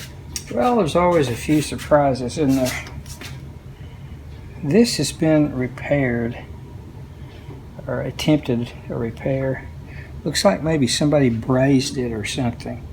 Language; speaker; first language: English; native; English